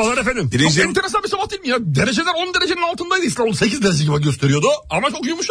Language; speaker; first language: Turkish; native; Turkish